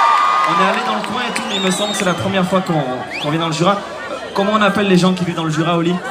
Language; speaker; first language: French; native; French